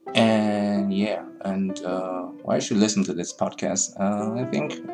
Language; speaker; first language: English; non-native, fluent; German